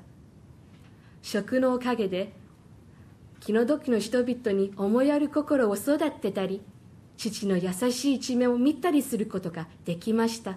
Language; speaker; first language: Japanese; non-native, fluent; Chinese